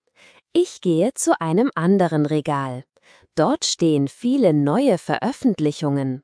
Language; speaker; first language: German; non-native, fluent; Spanish